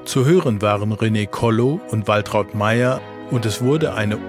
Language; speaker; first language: German; native; German